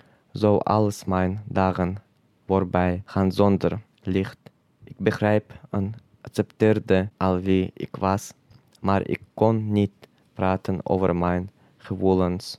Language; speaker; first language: Dutch; non-native, learner; Chechen